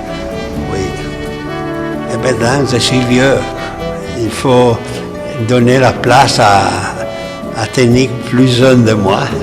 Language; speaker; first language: French; non-native, learner; Italian